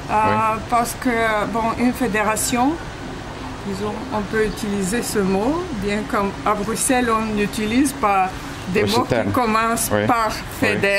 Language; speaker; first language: French; non-native, fluent; Bulgarian